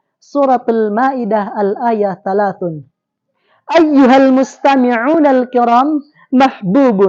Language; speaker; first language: Arabic; non-native, learner; Indonesian